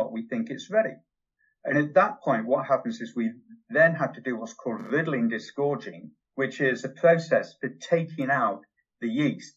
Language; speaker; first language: English; native; English